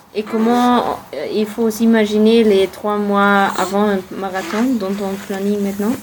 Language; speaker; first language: French; non-native, fluent; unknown